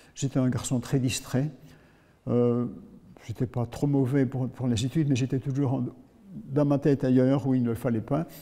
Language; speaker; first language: French; native; French